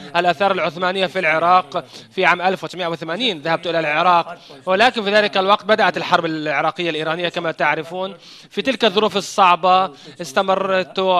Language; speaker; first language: Arabic; non-native, fluent; Turkish